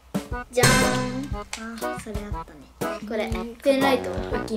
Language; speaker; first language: Japanese; native; Japanese